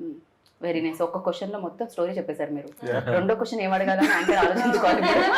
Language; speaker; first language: Telugu; native; Telugu